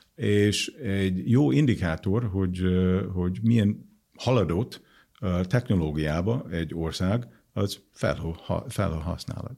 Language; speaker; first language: Hungarian; non-native, fluent; English